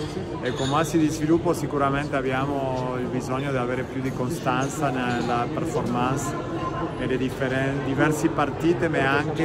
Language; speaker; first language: Italian; non-native, fluent; Spanish